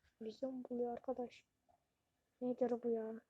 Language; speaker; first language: Turkish; native; Turkish